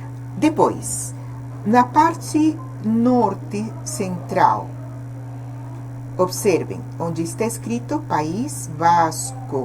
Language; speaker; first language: Portuguese; non-native, fluent; Spanish